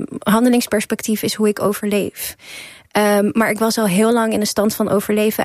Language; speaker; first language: Dutch; early bilingual, other home language; Persian